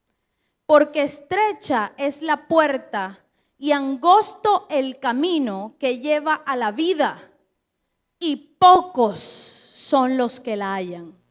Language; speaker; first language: Spanish; native; Spanish